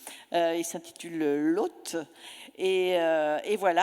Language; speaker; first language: French; native; French